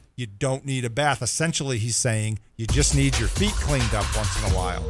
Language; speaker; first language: English; native; English